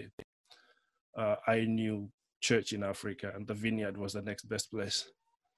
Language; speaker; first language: English; non-native, local second language; Nyanja